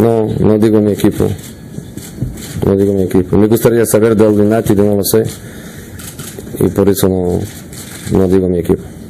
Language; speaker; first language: Spanish; non-native, fluent; Portuguese